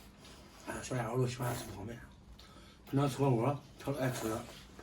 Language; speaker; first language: Chinese; native; Chinese